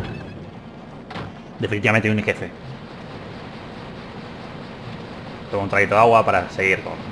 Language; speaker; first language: Spanish; native; Spanish